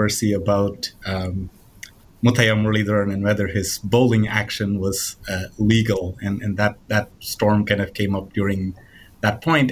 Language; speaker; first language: English; non-native, local second language; Tamil